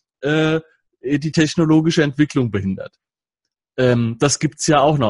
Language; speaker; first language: German; native; German